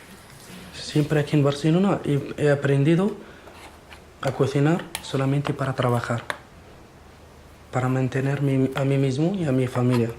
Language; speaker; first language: Spanish; non-native, fluent; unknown